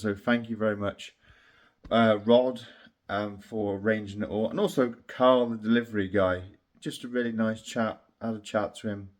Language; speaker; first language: English; native; English